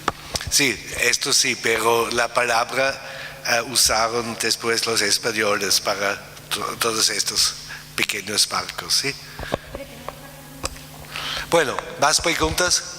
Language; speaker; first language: Spanish; non-native, fluent; German